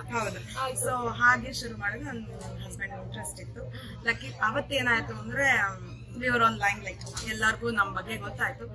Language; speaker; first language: Kannada; non-native, local second language; Telugu